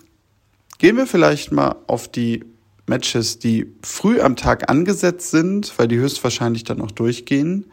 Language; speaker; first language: German; native; German